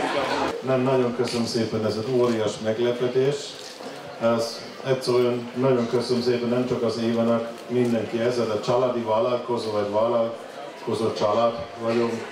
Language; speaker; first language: Hungarian; non-native, learner; German